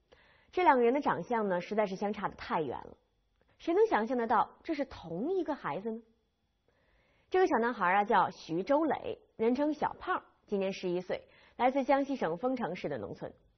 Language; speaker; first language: Chinese; native; Chinese